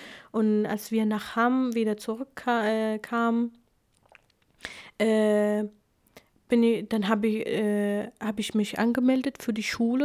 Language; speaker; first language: German; non-native, fluent; Kurdish